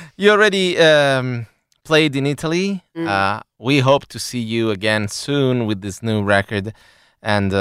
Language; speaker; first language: English; non-native, fluent; Italian